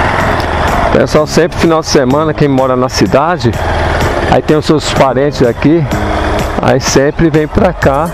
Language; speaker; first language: Portuguese; native; Portuguese